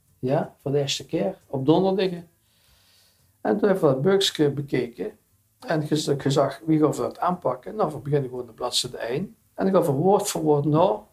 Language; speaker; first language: Dutch; non-native, local second language; Limburgish